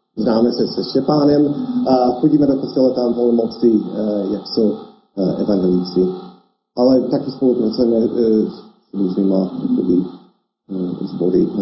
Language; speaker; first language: Czech; non-native, fluent; English